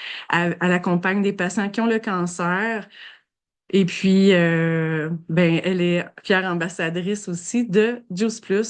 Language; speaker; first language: French; native; French